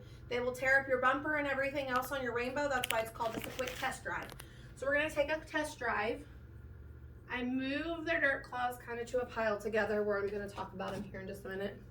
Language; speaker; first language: English; native; English